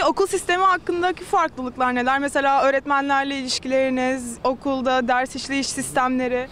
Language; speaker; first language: Turkish; native; Turkish